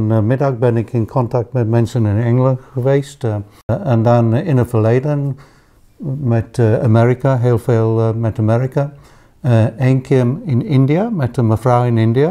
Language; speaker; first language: Dutch; non-native, fluent; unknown